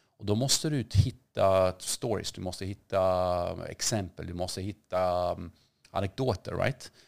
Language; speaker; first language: Swedish; early bilingual, other home language; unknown